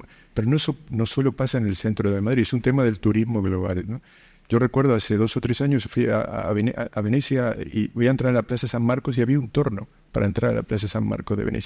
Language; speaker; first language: Spanish; native; Spanish